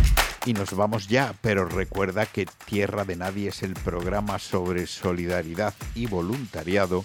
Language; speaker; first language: Spanish; native; Spanish